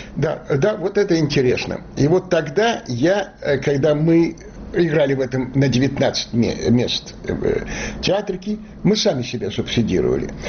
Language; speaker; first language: Russian; native; Russian